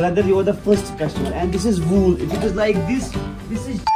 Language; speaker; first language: English; non-native, local second language; Kashmiri